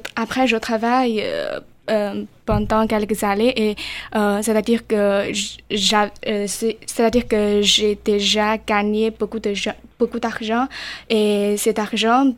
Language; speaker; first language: French; non-native, learner; Chinese